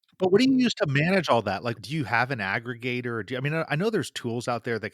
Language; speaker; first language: English; native; English